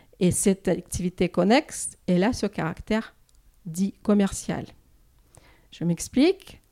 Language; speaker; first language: French; non-native, fluent; Russian